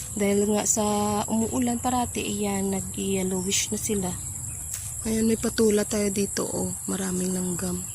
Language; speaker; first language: Filipino; native; Filipino